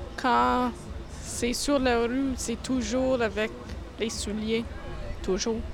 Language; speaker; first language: French; non-native, local second language; English